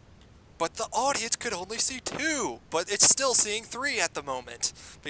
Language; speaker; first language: English; native; English